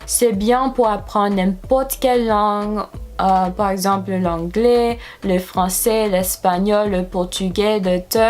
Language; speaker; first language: French; non-native, learner; English